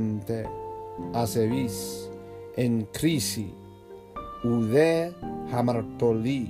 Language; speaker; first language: Greek; non-native, learner; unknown